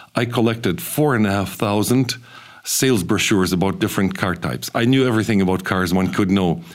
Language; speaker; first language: English; early bilingual, other home language; German